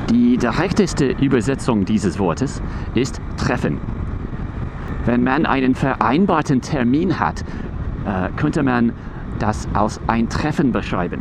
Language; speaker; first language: German; non-native, fluent; English